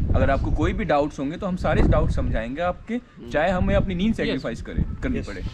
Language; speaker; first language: Hindi; native; Hindi